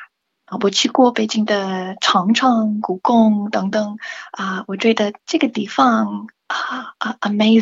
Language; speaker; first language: Chinese; non-native, learner; English